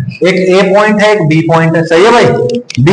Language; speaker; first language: Hindi; native; Hindi